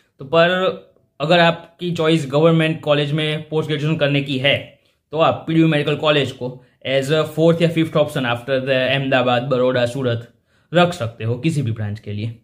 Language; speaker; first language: Hindi; non-native, local second language; Gujarati